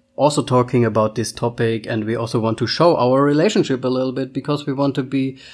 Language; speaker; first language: English; non-native, fluent; German